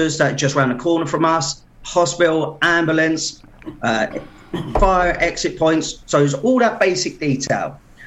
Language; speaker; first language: English; native; English